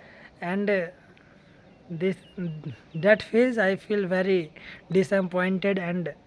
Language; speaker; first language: English; non-native, learner; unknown